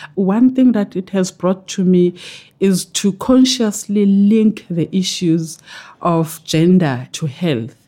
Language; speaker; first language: English; non-native, local second language; Zulu